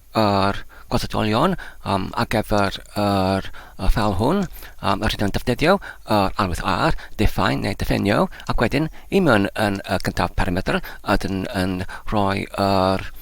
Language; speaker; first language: Welsh; non-native, learner; English